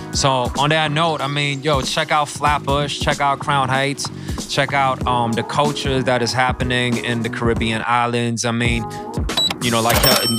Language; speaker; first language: English; native; English